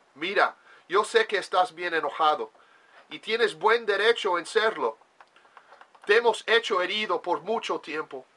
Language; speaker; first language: Spanish; non-native, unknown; English